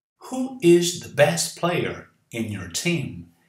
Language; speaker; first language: English; non-native, fluent; Portuguese